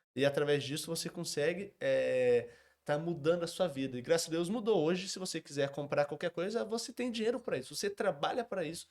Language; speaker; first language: Portuguese; native; Portuguese